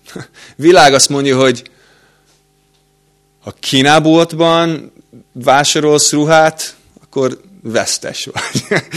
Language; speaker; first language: Hungarian; non-native, fluent; English